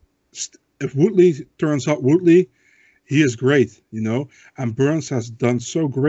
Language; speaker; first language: English; non-native, fluent; Dutch